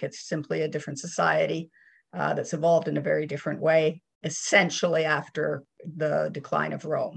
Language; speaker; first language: English; native; English